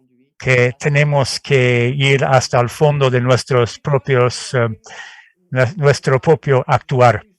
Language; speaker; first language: Spanish; non-native, fluent; French